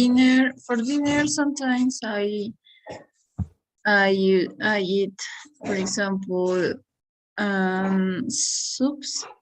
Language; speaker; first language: English; non-native, learner; Spanish